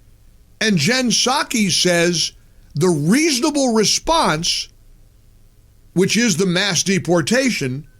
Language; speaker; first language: English; native; English